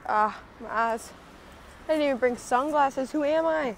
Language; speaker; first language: English; native; English